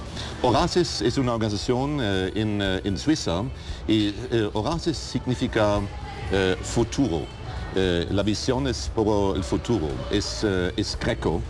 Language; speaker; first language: Spanish; non-native, learner; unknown